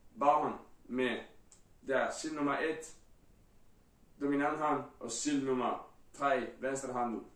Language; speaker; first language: Danish; non-native, fluent; Spanish